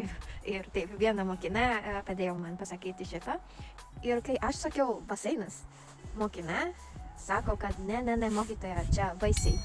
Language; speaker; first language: Lithuanian; non-native, learner; Japanese